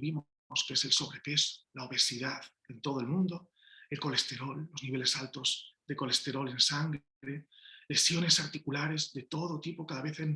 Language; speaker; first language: Spanish; native; Spanish